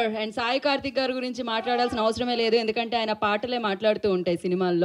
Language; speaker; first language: Telugu; native; Telugu